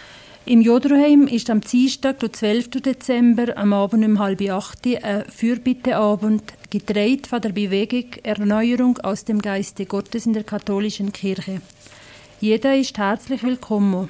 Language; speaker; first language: German; native; German